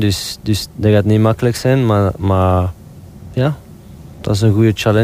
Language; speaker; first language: Dutch; non-native, local second language; French